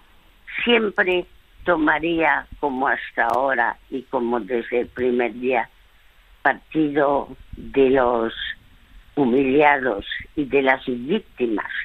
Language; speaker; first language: Spanish; early bilingual, other home language; French